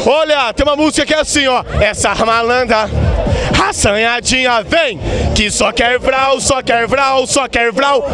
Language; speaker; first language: Portuguese; native; Portuguese